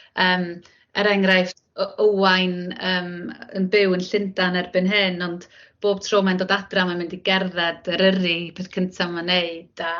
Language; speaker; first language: Welsh; native; Welsh